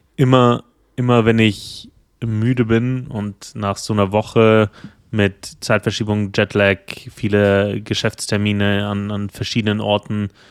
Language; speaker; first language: German; native; German